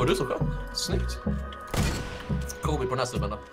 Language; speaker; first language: Swedish; native; Swedish